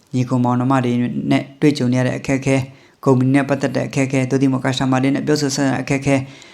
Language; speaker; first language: Burmese; native; Burmese